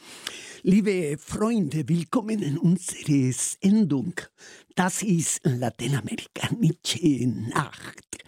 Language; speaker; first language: German; non-native, learner; Spanish